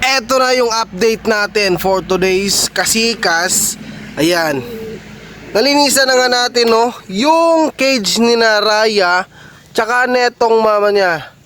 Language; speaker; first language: Filipino; non-native, local second language; Cebuano